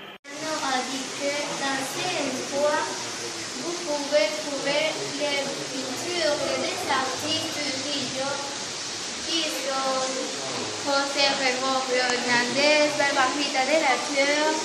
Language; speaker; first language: French; non-native, learner; Spanish